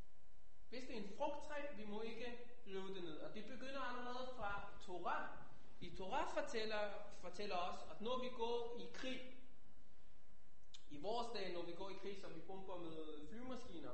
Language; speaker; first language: Danish; non-native, fluent; Hebrew